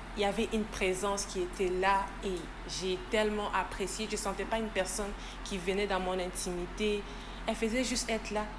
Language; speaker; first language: French; native; French